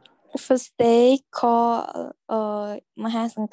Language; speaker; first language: English; non-native, learner; Khmer